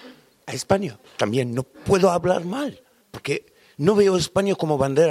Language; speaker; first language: Spanish; non-native, fluent; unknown